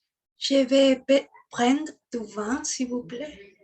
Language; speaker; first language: French; non-native, learner; Spanish